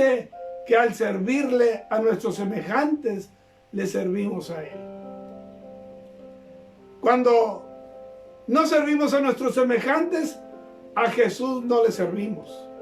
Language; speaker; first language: Spanish; native; Spanish